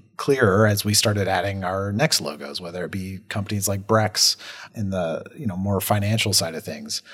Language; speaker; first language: English; native; English